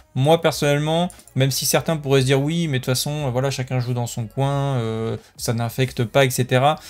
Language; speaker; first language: French; native; French